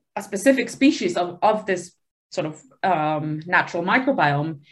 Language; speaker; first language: English; early bilingual, other home language; Spanish